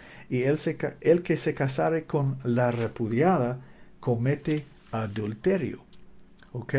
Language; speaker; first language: Spanish; non-native, learner; English